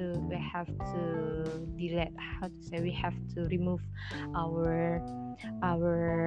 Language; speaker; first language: English; non-native, learner; Indonesian